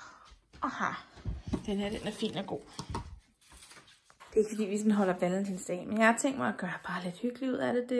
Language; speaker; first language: Danish; native; Danish